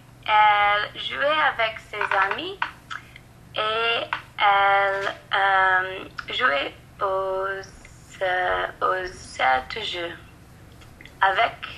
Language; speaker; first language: French; non-native, learner; English